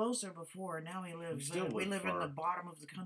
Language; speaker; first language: English; native; English